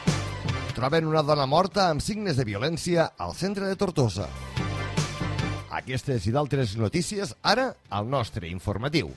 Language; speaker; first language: Catalan; native; Catalan